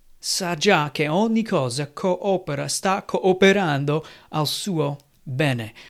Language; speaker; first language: Italian; non-native, fluent; English